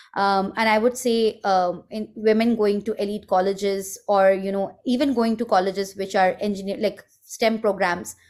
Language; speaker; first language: English; non-native, local second language; Hindi